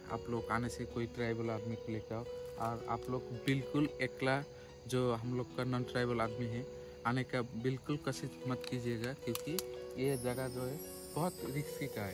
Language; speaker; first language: Hindi; non-native, local second language; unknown